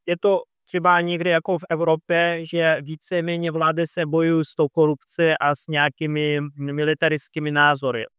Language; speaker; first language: Czech; non-native, fluent; Russian